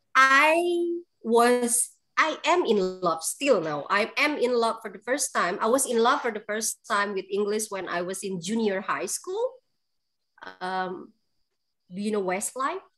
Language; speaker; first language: English; non-native, fluent; Indonesian